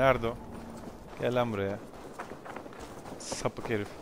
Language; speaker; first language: Turkish; native; Turkish